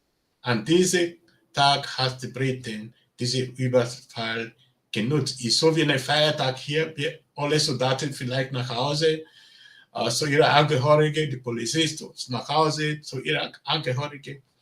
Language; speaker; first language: German; non-native, learner; Bini